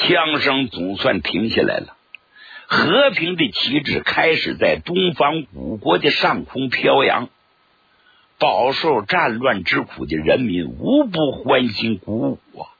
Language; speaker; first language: Chinese; native; Chinese